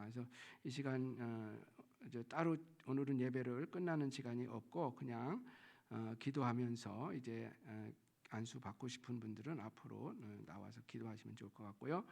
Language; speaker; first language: Korean; native; Korean